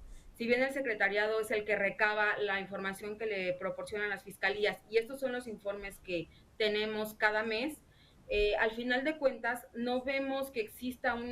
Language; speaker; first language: Spanish; native; Spanish